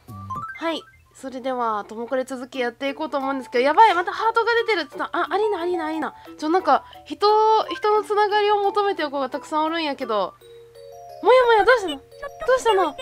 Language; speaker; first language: Japanese; native; Japanese